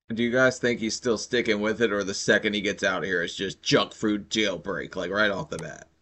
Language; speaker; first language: English; native; English